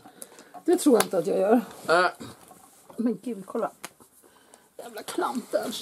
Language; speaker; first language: Swedish; native; Swedish